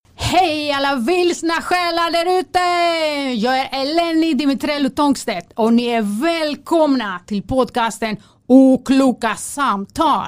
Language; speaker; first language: Swedish; non-native, fluent; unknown